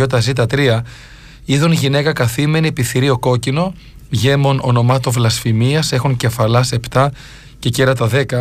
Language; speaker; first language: Greek; native; Greek